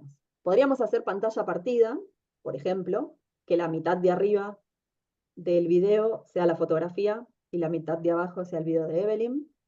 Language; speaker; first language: Spanish; native; Spanish